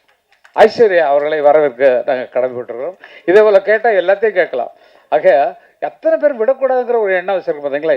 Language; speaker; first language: Tamil; native; Tamil